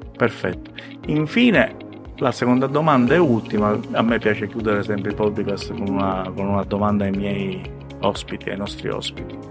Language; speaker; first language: Italian; native; Italian